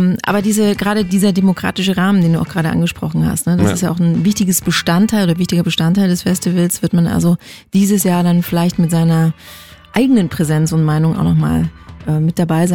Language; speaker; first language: German; native; German